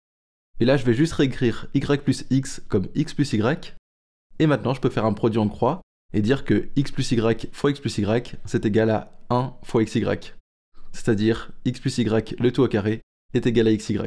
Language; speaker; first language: French; native; French